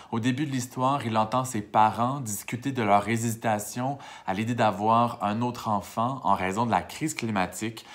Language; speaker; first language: French; native; French